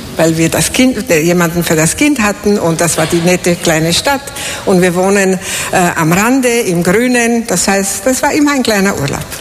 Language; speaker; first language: German; non-native, fluent; Czech